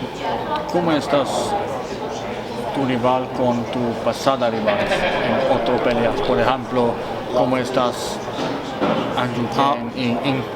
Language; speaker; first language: Spanish; non-native, learner; English